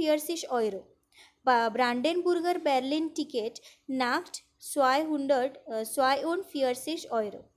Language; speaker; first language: German; non-native, fluent; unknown